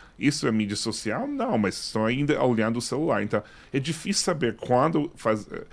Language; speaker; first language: Portuguese; non-native, fluent; English